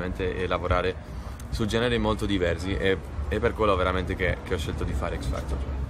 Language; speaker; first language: Italian; non-native, fluent; Spanish